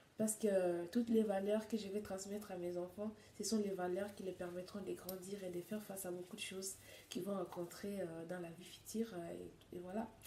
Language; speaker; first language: French; non-native, local second language; Swahili